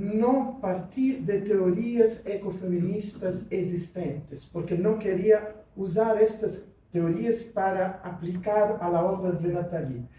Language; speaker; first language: Spanish; non-native, fluent; Portuguese